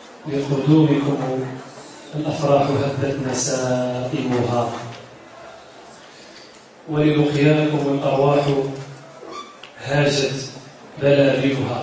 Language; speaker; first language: Arabic; native; Arabic